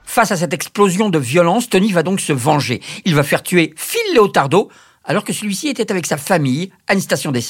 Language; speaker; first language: French; native; French